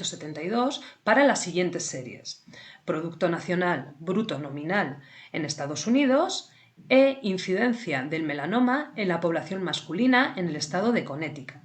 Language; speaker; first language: Spanish; native; Spanish